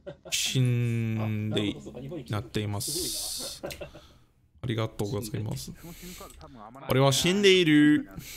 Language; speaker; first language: Japanese; non-native, learner; English